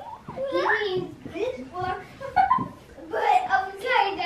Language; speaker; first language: English; native; English